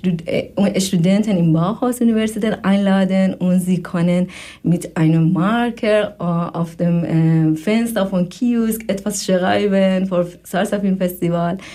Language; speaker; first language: German; non-native, fluent; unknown